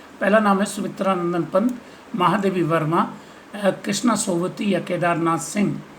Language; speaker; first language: Hindi; native; Hindi